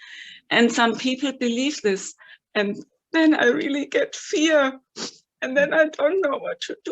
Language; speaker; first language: English; non-native, fluent; German